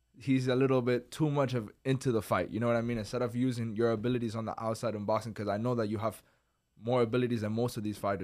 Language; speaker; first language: English; early bilingual, other home language; Spanish